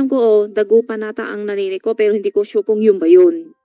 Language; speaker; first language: Filipino; non-native, learner; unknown